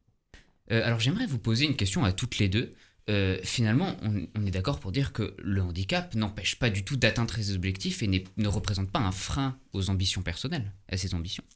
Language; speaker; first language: French; native; French